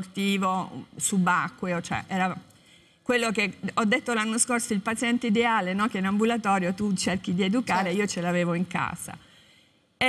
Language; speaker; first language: Italian; native; Italian